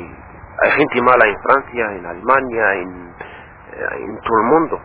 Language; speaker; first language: Spanish; non-native, learner; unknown